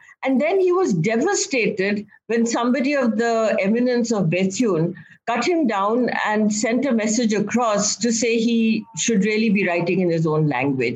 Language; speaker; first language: English; non-native, local second language; Bangla